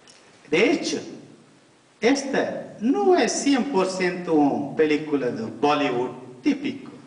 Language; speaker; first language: Spanish; non-native, fluent; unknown